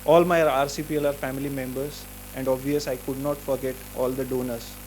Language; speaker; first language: English; non-native, local second language; Marathi